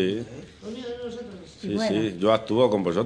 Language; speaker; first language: Spanish; native; Spanish